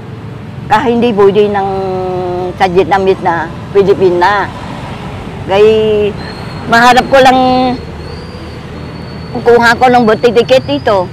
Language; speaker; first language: Filipino; non-native, learner; Vietnamese